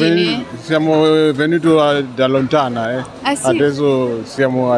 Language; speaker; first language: Italian; non-native, learner; Shona